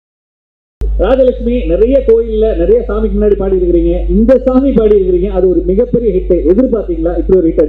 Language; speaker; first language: Tamil; native; Tamil